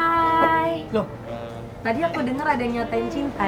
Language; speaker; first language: Indonesian; native; Indonesian